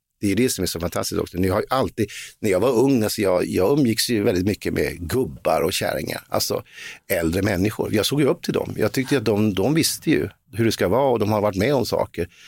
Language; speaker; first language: Swedish; native; Swedish